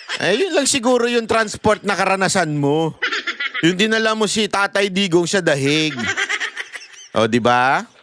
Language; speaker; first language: Filipino; native; Filipino